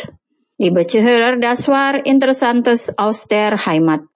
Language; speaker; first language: German; non-native, fluent; Indonesian